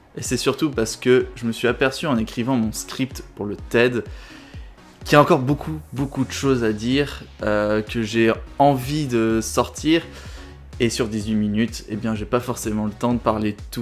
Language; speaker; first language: French; native; French